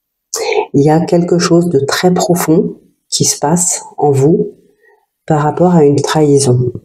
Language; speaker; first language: French; native; French